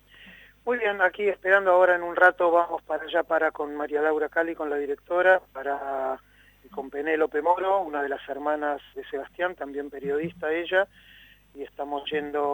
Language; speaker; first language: Spanish; native; Spanish